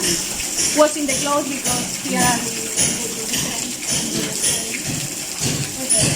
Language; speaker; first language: English; non-native, learner; Spanish